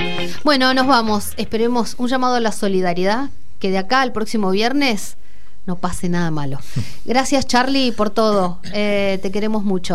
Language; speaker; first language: Spanish; native; Spanish